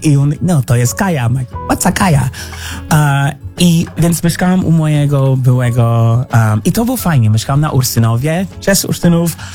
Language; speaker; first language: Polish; non-native, learner; English